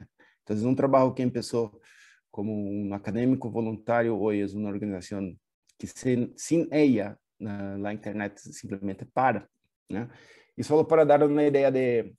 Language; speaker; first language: Spanish; non-native, fluent; Portuguese